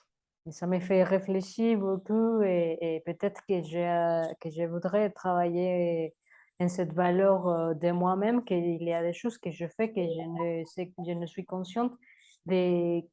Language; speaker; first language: French; non-native, learner; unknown